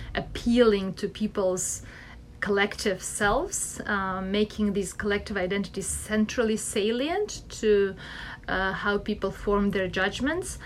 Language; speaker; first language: English; non-native, fluent; Russian